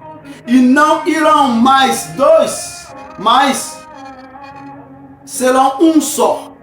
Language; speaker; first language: Portuguese; non-native, fluent; Haitian Creole